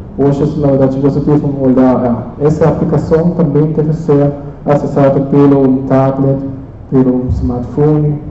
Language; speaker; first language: Portuguese; non-native, fluent; German